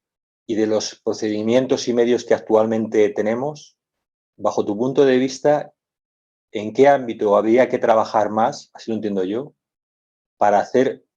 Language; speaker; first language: Spanish; native; Spanish